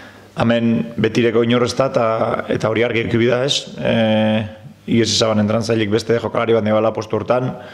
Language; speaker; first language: Basque; native; Basque